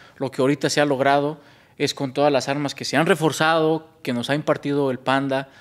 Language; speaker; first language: Spanish; native; Spanish